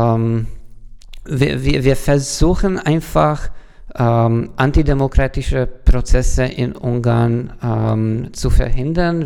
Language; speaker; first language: German; non-native, fluent; Hungarian